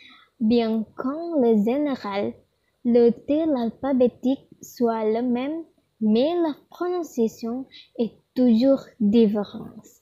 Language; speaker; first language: French; non-native, learner; Indonesian